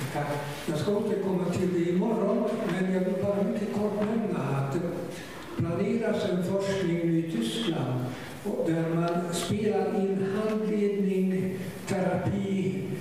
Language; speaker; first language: Swedish; non-native, fluent; German